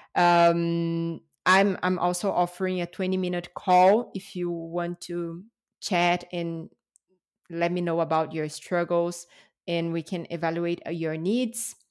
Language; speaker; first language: English; non-native, fluent; Portuguese